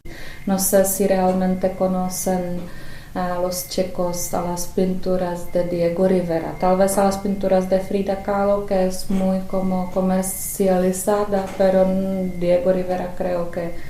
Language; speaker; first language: Spanish; non-native, fluent; Czech